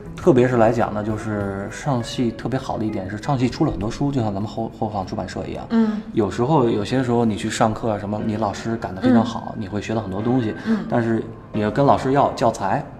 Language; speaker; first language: Chinese; native; Chinese